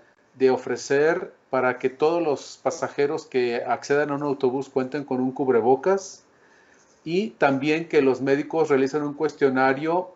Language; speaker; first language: Spanish; native; Spanish